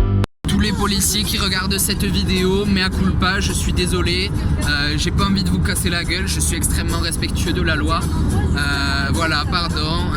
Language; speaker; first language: French; native; French